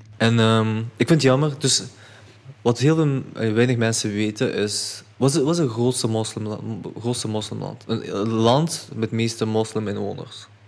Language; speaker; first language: Dutch; early bilingual, other home language; Chechen